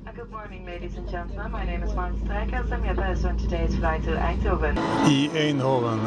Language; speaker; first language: English; non-native, fluent; Dutch